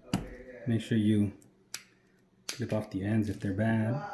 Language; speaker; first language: English; native; English